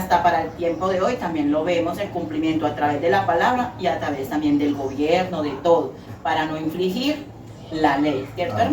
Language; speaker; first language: Spanish; native; Spanish